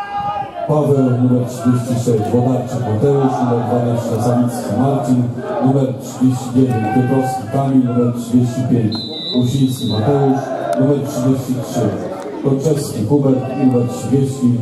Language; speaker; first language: Polish; native; Polish